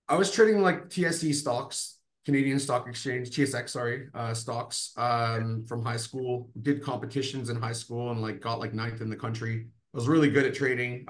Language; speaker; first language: English; native; English